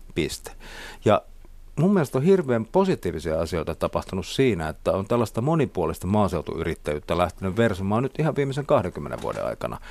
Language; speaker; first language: Finnish; non-native, local second language; Swedish